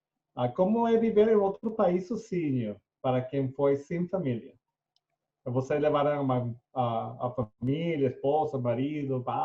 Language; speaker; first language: Portuguese; non-native, fluent; Spanish